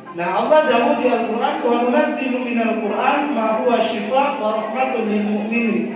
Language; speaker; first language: Indonesian; non-native, local second language; Madurese